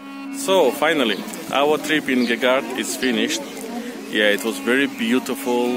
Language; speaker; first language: English; non-native, learner; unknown